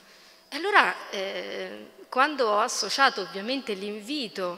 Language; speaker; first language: Italian; native; Italian